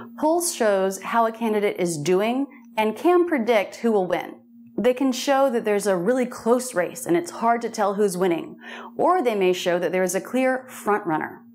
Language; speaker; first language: English; native; English